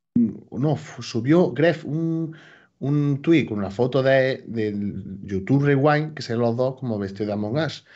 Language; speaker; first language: Spanish; native; Spanish